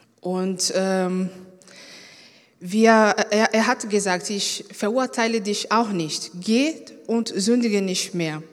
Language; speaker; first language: German; non-native, fluent; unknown